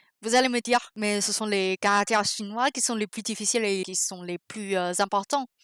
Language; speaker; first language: French; non-native, fluent; Chinese